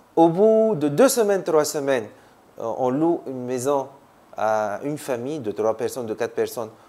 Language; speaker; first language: French; non-native, local second language; Arabic